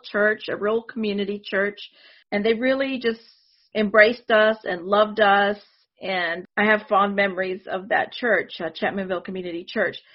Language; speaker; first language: English; early bilingual, other home language; Spanish